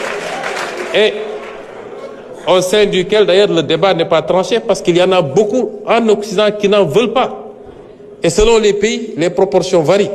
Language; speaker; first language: French; non-native, local second language; Wolof